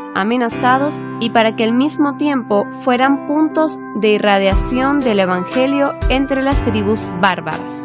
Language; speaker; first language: Spanish; native; Spanish